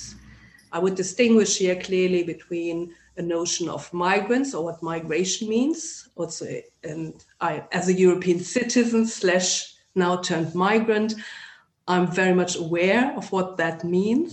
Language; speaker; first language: English; non-native, fluent; German